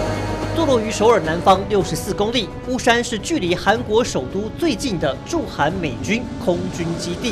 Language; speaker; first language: Chinese; native; Chinese